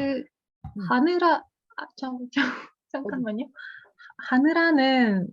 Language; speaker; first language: Korean; non-native, learner; Russian